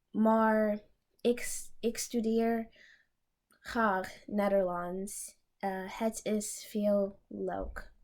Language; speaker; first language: Dutch; non-native, learner; English